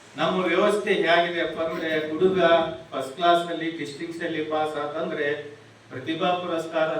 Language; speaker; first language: Kannada; native; Kannada